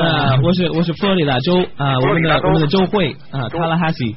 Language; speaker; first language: Chinese; non-native, learner; English